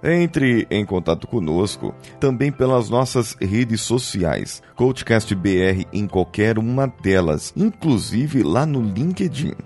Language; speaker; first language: Portuguese; native; Portuguese